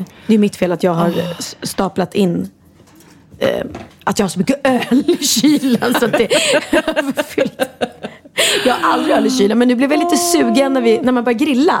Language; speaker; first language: Swedish; native; Swedish